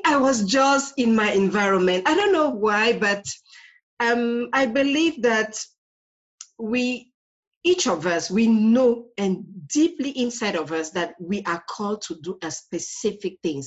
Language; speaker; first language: English; non-native, local second language; French